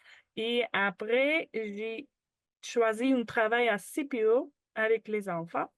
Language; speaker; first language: French; non-native, learner; Ukrainian